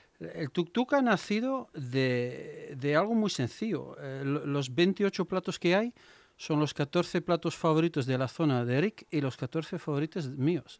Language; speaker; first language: Spanish; non-native, fluent; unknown